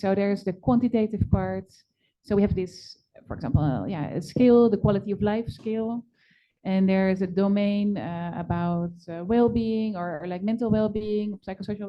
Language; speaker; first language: English; non-native, fluent; Dutch